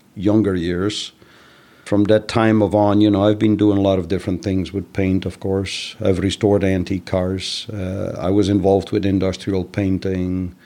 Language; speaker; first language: English; non-native, fluent; Dutch